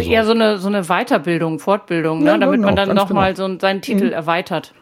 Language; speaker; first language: German; native; German